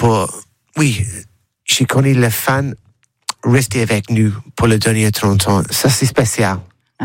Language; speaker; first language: French; non-native, learner; English